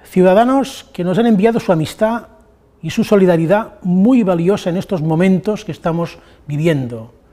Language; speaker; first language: Spanish; non-native, local second language; Catalan